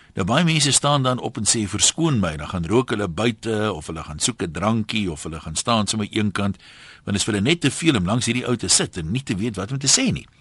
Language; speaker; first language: Afrikaans; native; Afrikaans